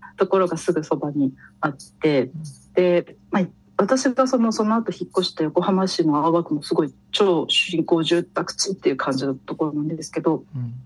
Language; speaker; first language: Japanese; native; Japanese